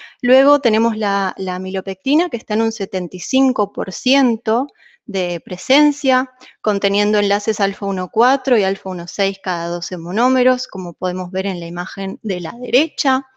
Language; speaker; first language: Spanish; native; Spanish